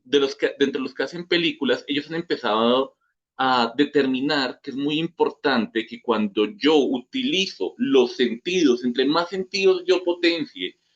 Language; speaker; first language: Spanish; native; Spanish